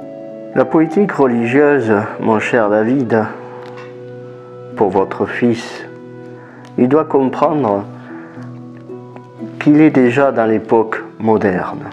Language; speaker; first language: French; native; French